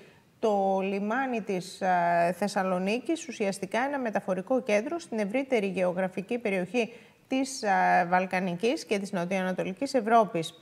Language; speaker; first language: Greek; native; Greek